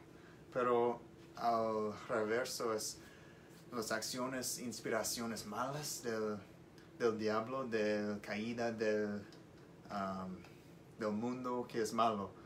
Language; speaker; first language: Spanish; non-native, learner; English